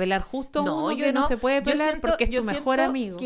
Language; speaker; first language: Spanish; native; Spanish